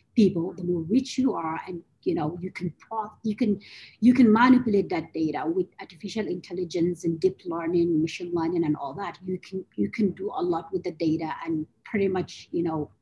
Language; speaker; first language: English; non-native, local second language; Hausa